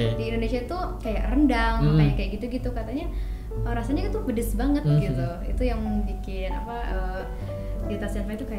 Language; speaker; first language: Indonesian; native; Indonesian